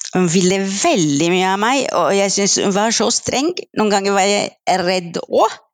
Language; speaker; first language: Norwegian; non-native, fluent; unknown